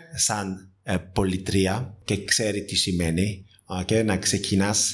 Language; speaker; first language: Greek; non-native, fluent; French